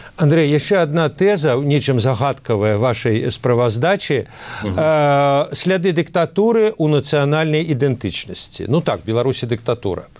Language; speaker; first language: Belarusian; non-native, local second language; Russian